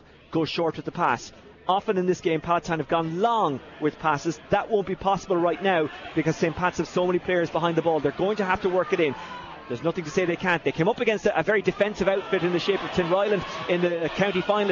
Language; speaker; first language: English; native; English